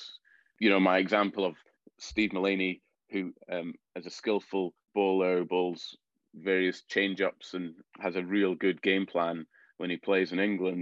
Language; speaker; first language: English; native; English